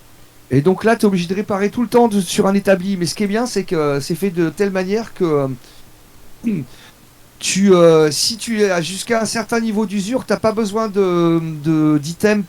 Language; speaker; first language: French; native; French